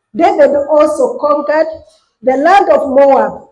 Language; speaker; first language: English; non-native, local second language; Swahili